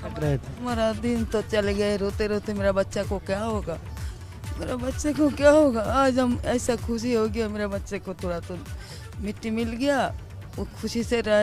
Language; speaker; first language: Hindi; non-native, local second language; Bangla